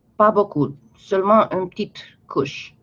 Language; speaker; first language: French; non-native, fluent; Romanian